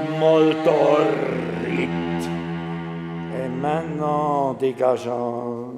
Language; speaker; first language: French; non-native, fluent; Swiss German